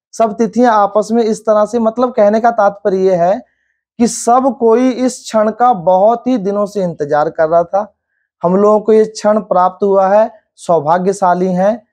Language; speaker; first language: Hindi; native; Hindi